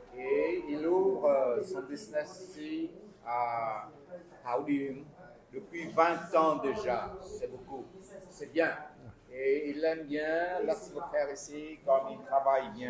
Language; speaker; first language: French; non-native, fluent; Vietnamese